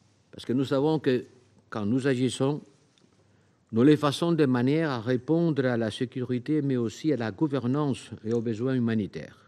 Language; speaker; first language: French; non-native, fluent; Spanish